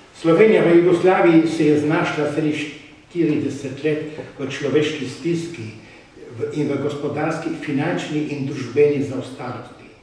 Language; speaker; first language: Slovenian; native; Slovenian